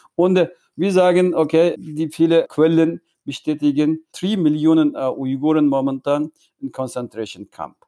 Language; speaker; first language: German; non-native, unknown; Uyghur